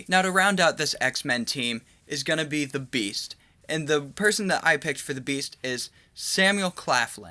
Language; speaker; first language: English; native; English